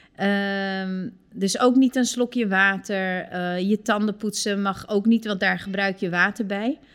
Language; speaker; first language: Dutch; early bilingual, other home language; Turkish